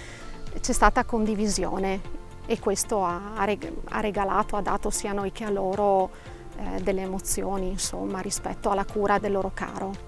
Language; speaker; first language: Italian; native; Italian